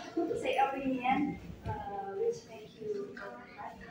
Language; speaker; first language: English; non-native, learner; Indonesian